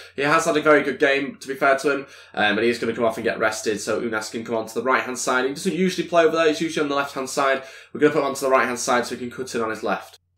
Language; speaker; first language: English; native; English